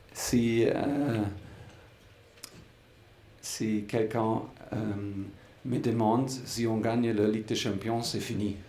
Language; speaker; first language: French; non-native, fluent; German